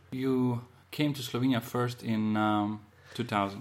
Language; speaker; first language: English; non-native, fluent; Slovenian